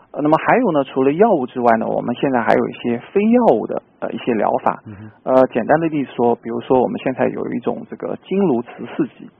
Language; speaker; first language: Chinese; native; Chinese